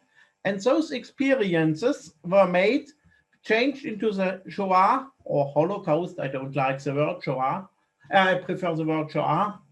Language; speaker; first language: English; non-native, fluent; German